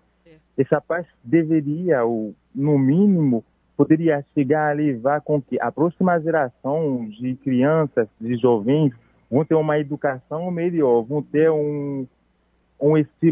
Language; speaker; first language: Portuguese; non-native, fluent; Haitian Creole